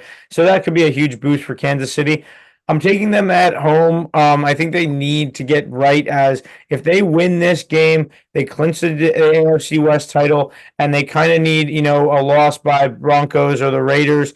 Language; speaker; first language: English; native; English